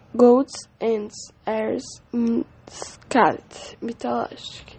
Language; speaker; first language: English; non-native, learner; Portuguese